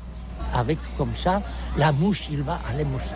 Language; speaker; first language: French; non-native, learner; Catalan